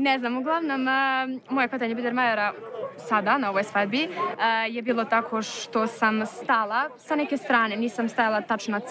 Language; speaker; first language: Serbian; native; Serbian